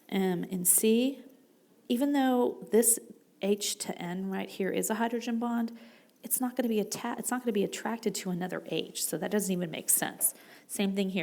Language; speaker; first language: English; native; English